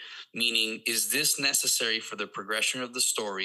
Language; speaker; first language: English; non-native, fluent; Spanish